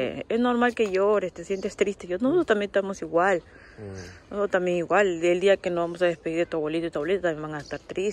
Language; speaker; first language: Spanish; native; Spanish